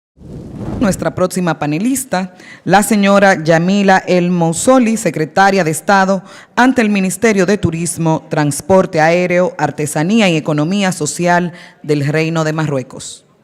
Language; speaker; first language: Spanish; native; Spanish